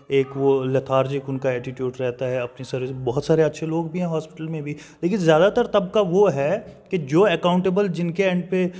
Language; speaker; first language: Hindi; non-native, local second language; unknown